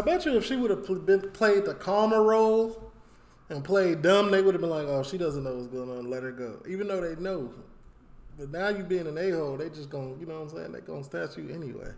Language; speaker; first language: English; native; English